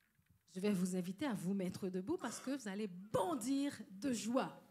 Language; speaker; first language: French; native; French